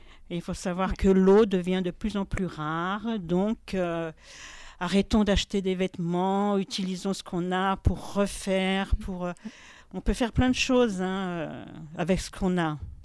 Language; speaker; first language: French; non-native, fluent; Portuguese